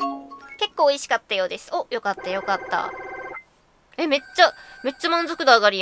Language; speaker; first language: Japanese; native; Japanese